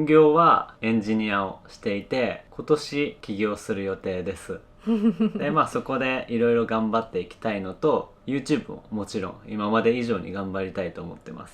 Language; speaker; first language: Japanese; native; Japanese